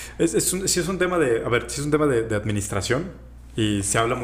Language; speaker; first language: Spanish; native; Spanish